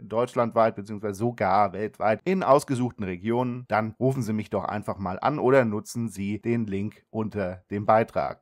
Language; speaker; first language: German; native; German